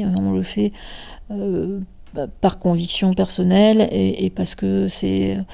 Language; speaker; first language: French; native; French